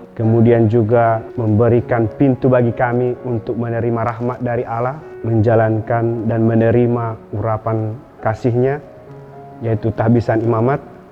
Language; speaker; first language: Indonesian; non-native, local second language; Batak Toba